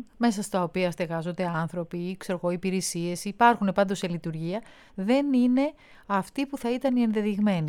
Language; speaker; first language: Greek; native; Greek